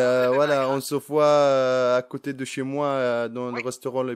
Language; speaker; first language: French; non-native, learner; Arabic